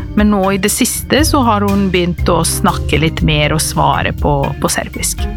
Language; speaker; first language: Norwegian; non-native, fluent; Serbian